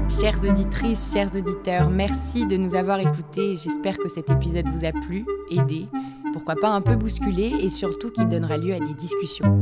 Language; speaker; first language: French; native; French